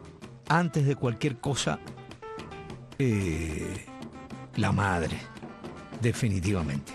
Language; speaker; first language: Spanish; native; Spanish